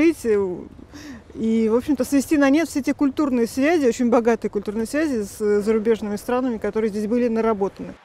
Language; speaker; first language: Russian; native; Russian